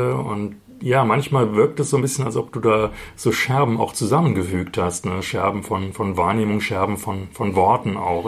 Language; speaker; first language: German; native; German